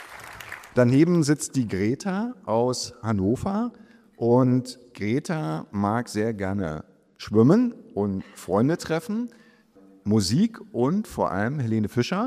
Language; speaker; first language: German; native; German